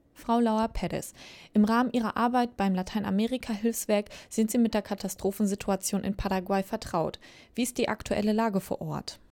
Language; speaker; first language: German; native; German